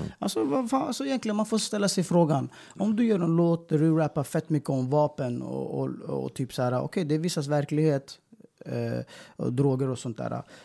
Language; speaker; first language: Swedish; early bilingual, other home language; Persian